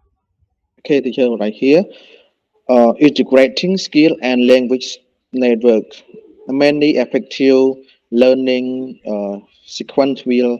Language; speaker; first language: English; non-native, learner; Khmer